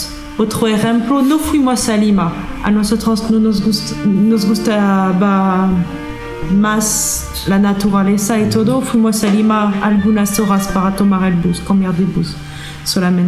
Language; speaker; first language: Spanish; non-native, learner; French